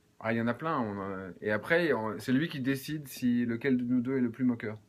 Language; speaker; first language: French; native; French